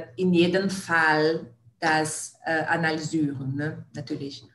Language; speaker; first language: German; non-native, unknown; Portuguese